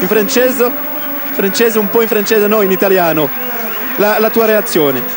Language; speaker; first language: Italian; non-native, learner; French